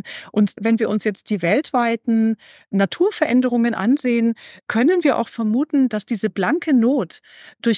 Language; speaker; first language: German; native; German